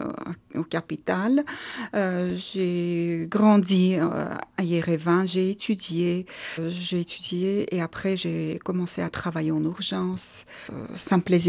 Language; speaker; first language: French; non-native, learner; Armenian